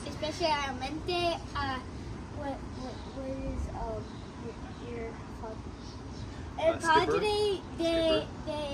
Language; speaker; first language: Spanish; early bilingual, other home language; English